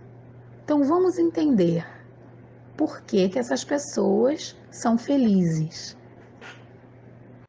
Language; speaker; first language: Portuguese; native; Portuguese